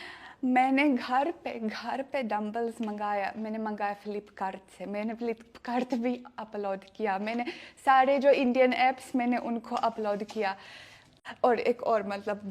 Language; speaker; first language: Hindi; non-native, fluent; Russian